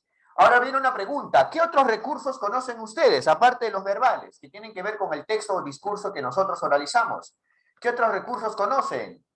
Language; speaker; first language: Spanish; native; Spanish